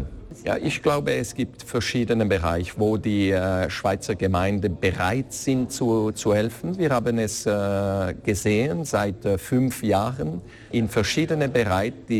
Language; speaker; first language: German; non-native, local second language; French